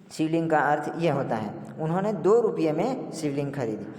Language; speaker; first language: Hindi; non-native, local second language; Gujarati